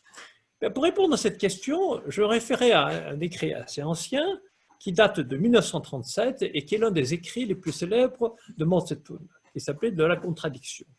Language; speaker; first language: French; native; French